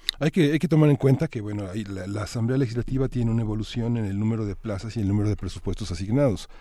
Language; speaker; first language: Spanish; native; Spanish